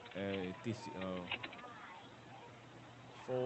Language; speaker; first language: English; non-native, learner; Korean